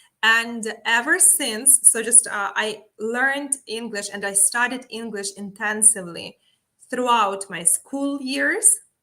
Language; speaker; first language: English; non-native, fluent; Ukrainian